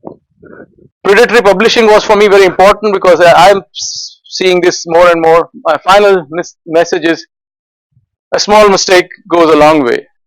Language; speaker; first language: English; non-native, fluent; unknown